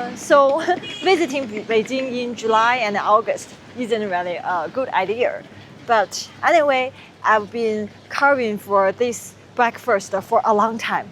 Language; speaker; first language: English; non-native, fluent; Chinese